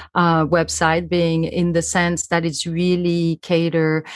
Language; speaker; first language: English; non-native, fluent; French